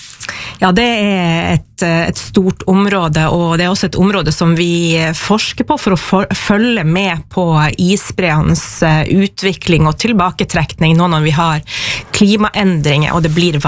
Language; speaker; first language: Norwegian; native; Norwegian